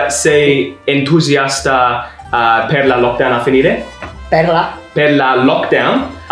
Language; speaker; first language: Italian; non-native, learner; English